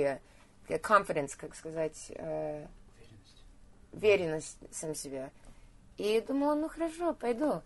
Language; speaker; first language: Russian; early bilingual, heritage; Russian